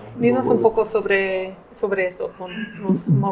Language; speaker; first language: Spanish; non-native, fluent; English